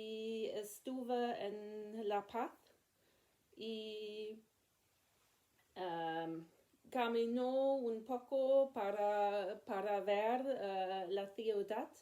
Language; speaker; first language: Spanish; non-native, learner; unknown